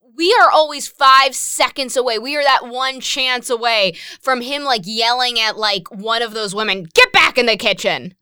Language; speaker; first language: English; native; English